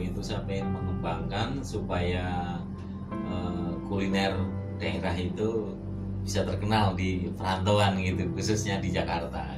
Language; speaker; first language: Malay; non-native, local second language; Javanese